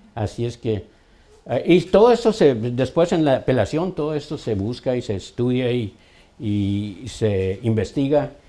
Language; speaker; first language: Spanish; early bilingual, other home language; English